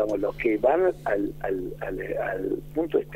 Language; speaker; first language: Spanish; native; Spanish